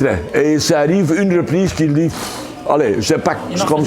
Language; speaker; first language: French; non-native, local second language; Dutch